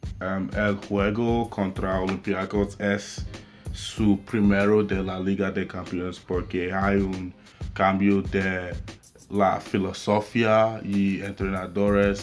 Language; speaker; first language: Spanish; non-native, learner; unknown